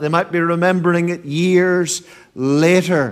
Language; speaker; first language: English; native; English